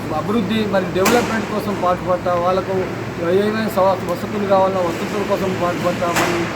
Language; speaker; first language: Telugu; non-native, local second language; Lambadi